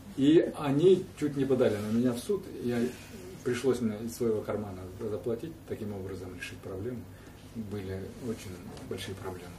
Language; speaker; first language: Russian; non-native, local second language; Kazakh